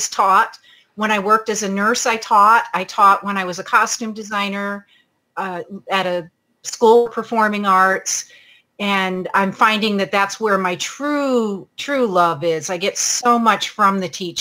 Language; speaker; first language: English; native; English